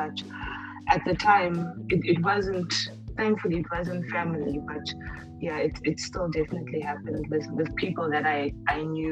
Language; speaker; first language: English; native; English